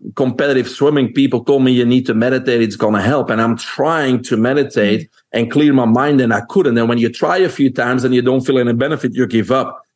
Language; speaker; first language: English; non-native, fluent; French